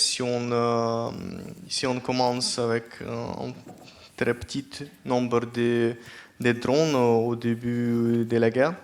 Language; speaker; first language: French; non-native, fluent; Ukrainian